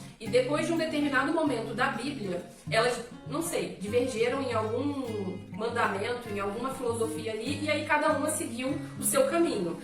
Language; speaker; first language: Portuguese; native; Portuguese